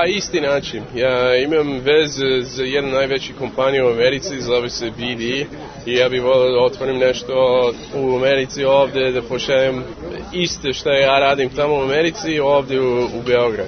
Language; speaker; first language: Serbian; early bilingual, heritage; English